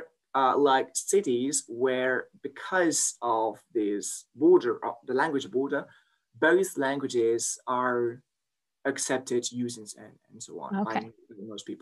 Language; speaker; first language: English; non-native, fluent; French